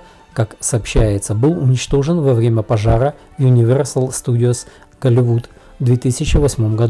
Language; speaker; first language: Russian; native; Russian